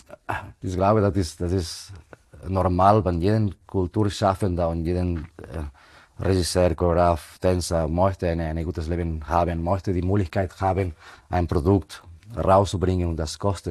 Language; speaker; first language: German; non-native, fluent; Spanish